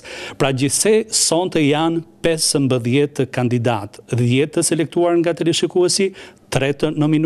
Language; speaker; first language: Albanian; native; Albanian